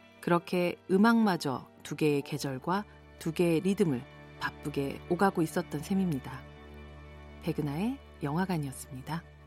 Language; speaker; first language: Korean; native; Korean